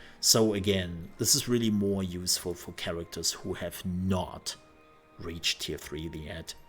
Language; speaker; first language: English; non-native, fluent; German